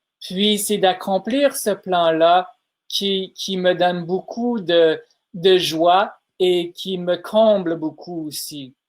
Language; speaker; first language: French; non-native, fluent; English